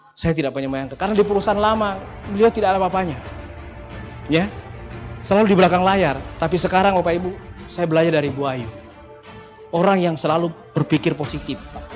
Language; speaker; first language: Indonesian; non-native, local second language; Buginese